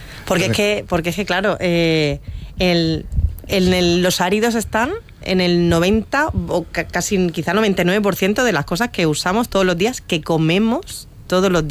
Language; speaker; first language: Spanish; native; Spanish